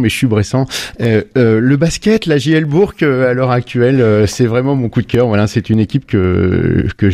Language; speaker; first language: French; native; French